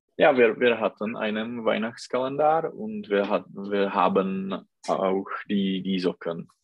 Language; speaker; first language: German; non-native, learner; Czech